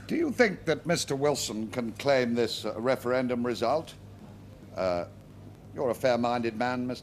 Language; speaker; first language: English; native; English